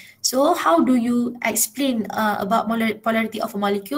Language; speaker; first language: English; non-native, local second language; Malay